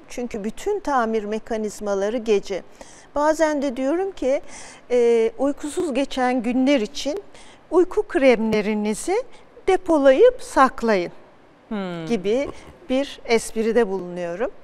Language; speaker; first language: Turkish; native; Turkish